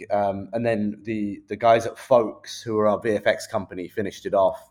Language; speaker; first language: English; native; English